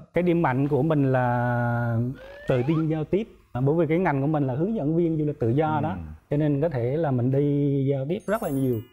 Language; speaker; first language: Vietnamese; native; Vietnamese